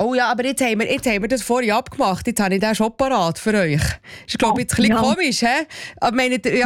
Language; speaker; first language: German; native; German